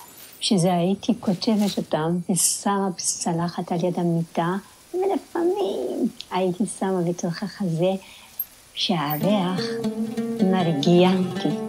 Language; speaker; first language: Hebrew; non-native, fluent; Persian